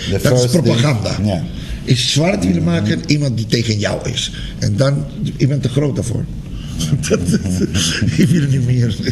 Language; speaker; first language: Dutch; non-native, fluent; Spanish